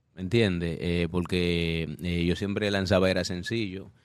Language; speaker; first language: Spanish; native; Spanish